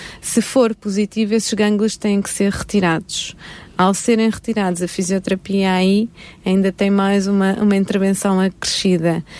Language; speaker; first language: Portuguese; native; Portuguese